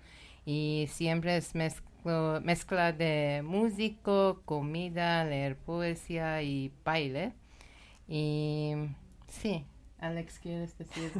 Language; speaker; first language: Spanish; non-native, learner; Persian